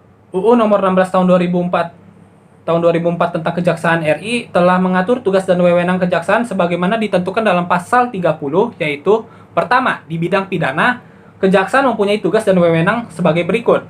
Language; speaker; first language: Indonesian; native; Indonesian